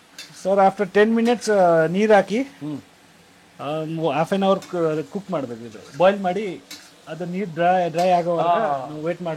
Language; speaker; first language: Kannada; non-native, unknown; Nepali